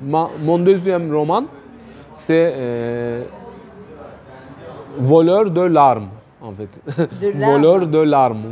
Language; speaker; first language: French; non-native, fluent; Turkish